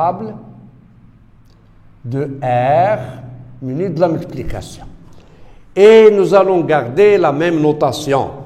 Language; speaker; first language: French; non-native, local second language; Arabic